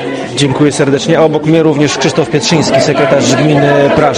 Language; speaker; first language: Polish; native; Polish